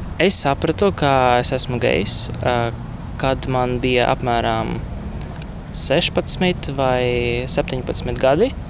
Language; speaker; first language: Latvian; non-native, learner; Russian